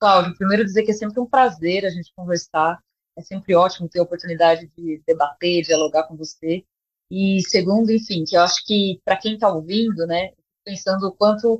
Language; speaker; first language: Portuguese; native; Portuguese